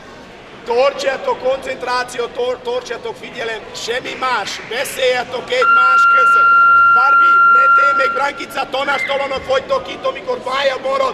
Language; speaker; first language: Hungarian; non-native, learner; Serbian